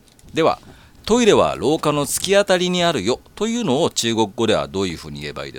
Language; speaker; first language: Japanese; native; Japanese